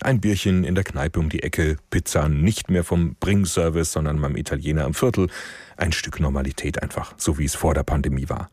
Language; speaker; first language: German; native; German